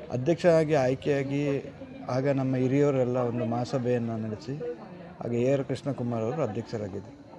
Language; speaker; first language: Kannada; non-native, local second language; Kodava